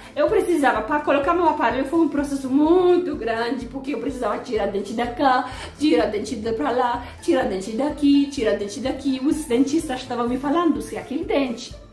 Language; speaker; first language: Portuguese; non-native, fluent; Polish